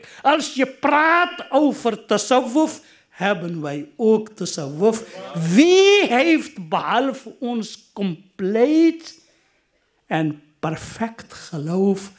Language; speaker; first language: Dutch; non-native, fluent; Urdu